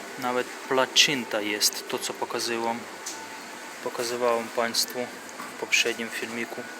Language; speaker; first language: Polish; non-native, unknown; Ukrainian